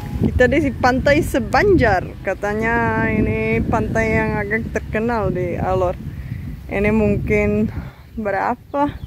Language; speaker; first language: Indonesian; non-native, fluent; Czech